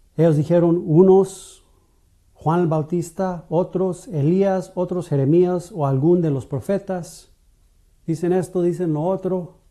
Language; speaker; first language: Spanish; non-native, fluent; English